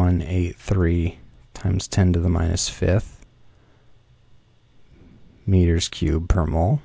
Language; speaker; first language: English; native; English